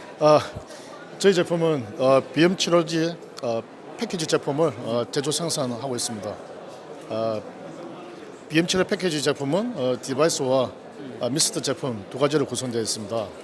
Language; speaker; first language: Korean; native; Korean